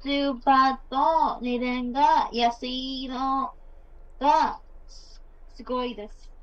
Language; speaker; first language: Japanese; non-native, learner; Burmese